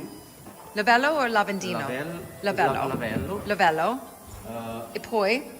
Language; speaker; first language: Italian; non-native, learner; English